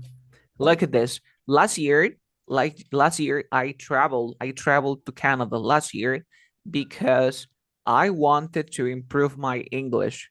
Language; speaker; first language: English; non-native, fluent; Spanish